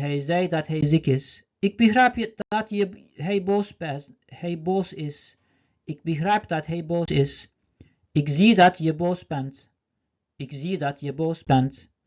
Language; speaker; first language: Dutch; non-native, learner; Turkish